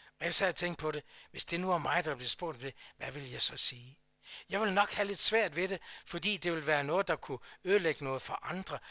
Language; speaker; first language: Danish; native; Danish